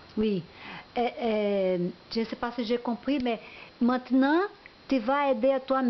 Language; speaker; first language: French; non-native, learner; Portuguese